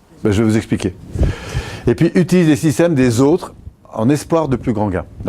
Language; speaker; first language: French; native; French